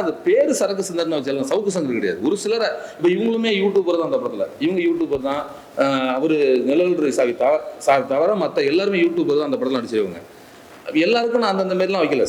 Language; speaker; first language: Tamil; native; Tamil